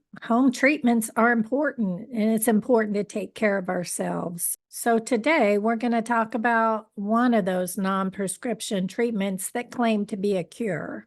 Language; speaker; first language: English; native; English